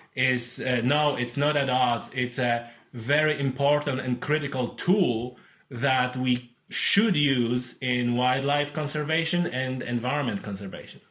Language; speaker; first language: English; non-native, fluent; Polish